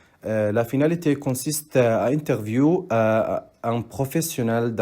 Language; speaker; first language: French; non-native, learner; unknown